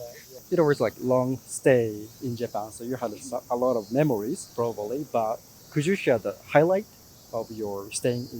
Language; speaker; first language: English; non-native, fluent; Japanese